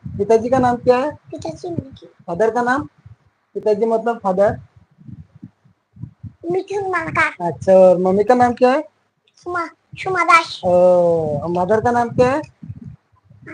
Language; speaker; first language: Hindi; non-native, local second language; Bangla